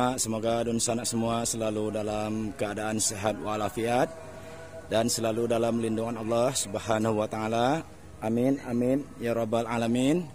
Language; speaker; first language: Indonesian; native; Indonesian